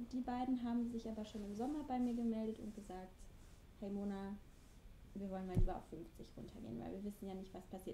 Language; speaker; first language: German; native; German